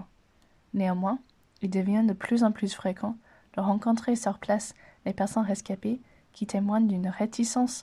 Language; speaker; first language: French; native; French